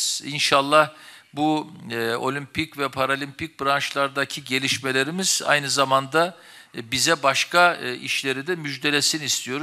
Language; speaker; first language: Turkish; native; Turkish